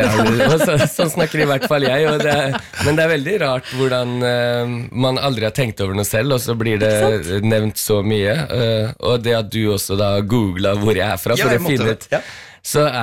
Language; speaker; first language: Norwegian; early bilingual, heritage; Norwegian